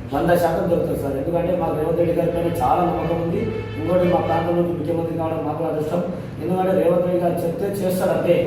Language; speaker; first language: Telugu; non-native, local second language; Lambadi